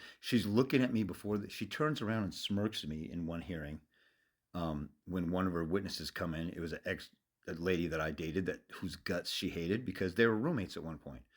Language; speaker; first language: English; native; English